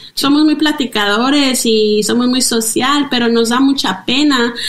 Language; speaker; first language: Spanish; early bilingual, heritage; Spanish